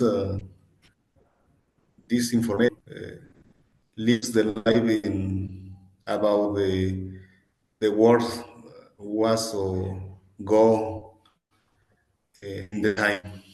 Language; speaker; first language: English; non-native, learner; Spanish